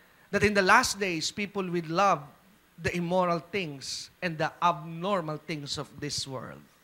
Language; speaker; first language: English; non-native, local second language; Filipino